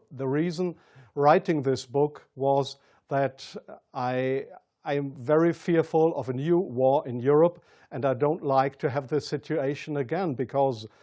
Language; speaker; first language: English; non-native, fluent; German